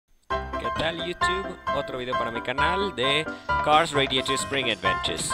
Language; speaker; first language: Spanish; native; Spanish